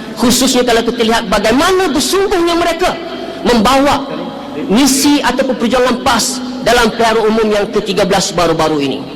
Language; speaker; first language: Malay; native; Malay